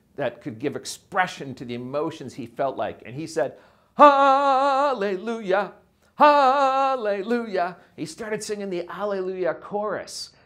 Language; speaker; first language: English; native; English